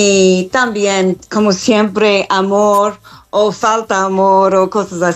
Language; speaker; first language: Spanish; non-native, fluent; English